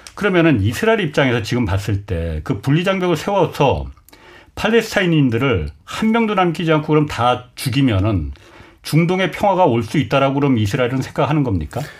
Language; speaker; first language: Korean; native; Korean